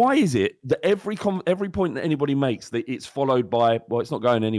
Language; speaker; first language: English; native; English